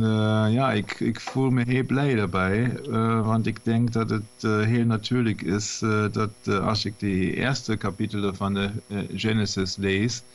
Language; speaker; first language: Dutch; non-native, learner; German